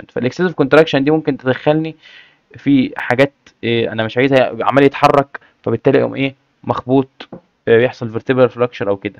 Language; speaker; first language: Arabic; native; Arabic